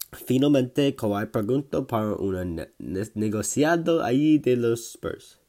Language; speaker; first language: Spanish; non-native, learner; English